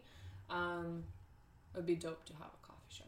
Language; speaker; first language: English; non-native, fluent; Russian